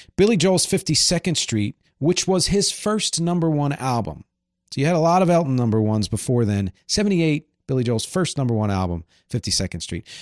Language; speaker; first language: English; native; English